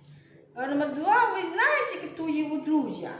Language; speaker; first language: Russian; non-native, learner; Indonesian